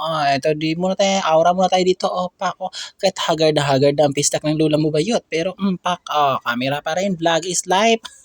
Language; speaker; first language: Filipino; non-native, local second language; Cebuano